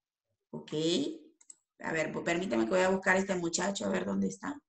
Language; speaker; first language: Spanish; native; Spanish